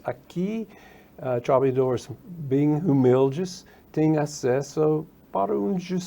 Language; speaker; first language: Portuguese; non-native, fluent; English